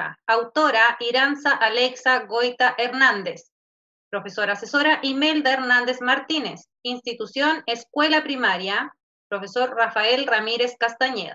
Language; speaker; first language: Spanish; native; Spanish